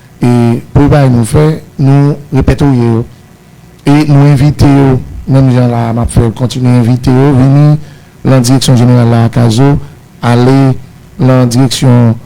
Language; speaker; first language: Haitian Creole; native; Haitian Creole